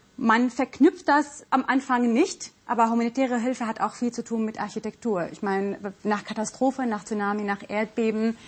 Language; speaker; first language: German; non-native, fluent; Russian